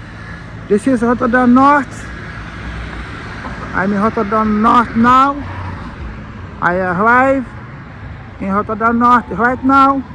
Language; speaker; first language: English; non-native, learner; Portuguese